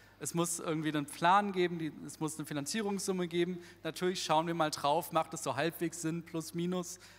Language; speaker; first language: German; native; German